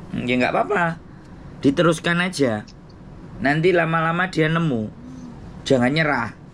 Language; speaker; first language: Indonesian; native; Indonesian